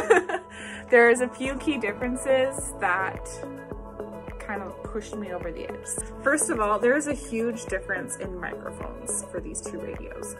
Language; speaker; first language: English; native; English